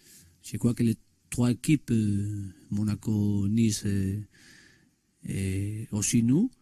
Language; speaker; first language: French; non-native, learner; Spanish